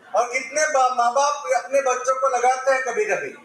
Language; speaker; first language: Hindi; non-native, local second language; Assamese